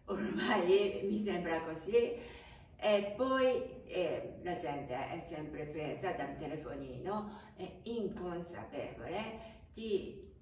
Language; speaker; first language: Italian; non-native, fluent; Japanese